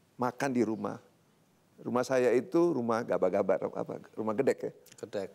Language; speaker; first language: Indonesian; native; Indonesian